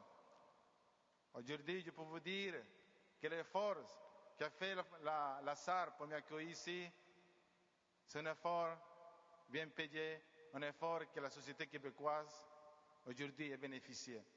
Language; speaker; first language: French; non-native, learner; Spanish